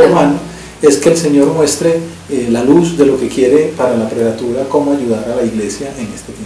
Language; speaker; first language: Spanish; native; Spanish